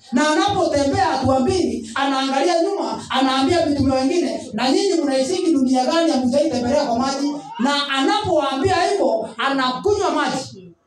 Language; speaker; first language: Swahili; non-native, local second language; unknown